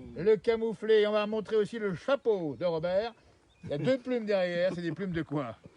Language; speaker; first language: French; native; French